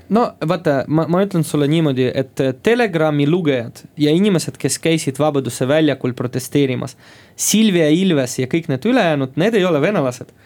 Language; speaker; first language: Estonian; non-native, local second language; Russian